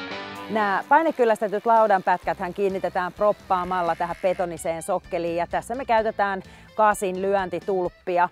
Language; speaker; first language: Finnish; native; Finnish